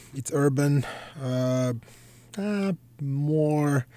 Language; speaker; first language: English; non-native, fluent; Serbian